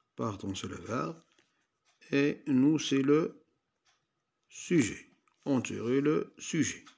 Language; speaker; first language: French; non-native, local second language; Arabic